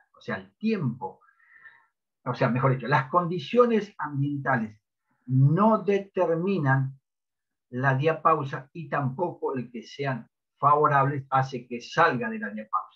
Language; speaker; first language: Spanish; native; Spanish